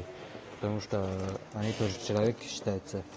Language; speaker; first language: Russian; non-native, learner; Tajik